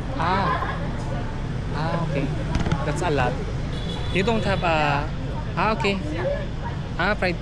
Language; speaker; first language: English; non-native, learner; Filipino